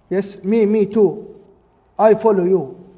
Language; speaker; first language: English; non-native, learner; Arabic